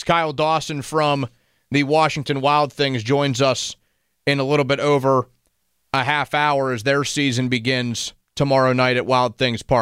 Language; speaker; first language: English; native; English